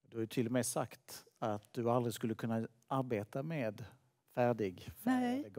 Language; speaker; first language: Swedish; native; Swedish